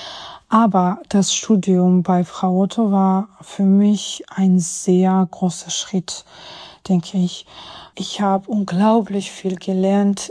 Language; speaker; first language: German; non-native, fluent; Georgian